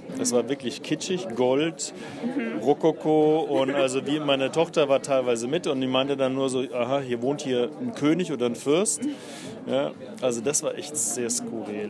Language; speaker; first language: German; native; German